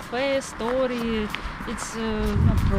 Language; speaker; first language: English; non-native, learner; Russian